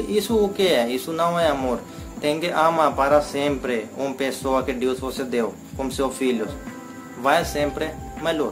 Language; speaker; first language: Portuguese; non-native, learner; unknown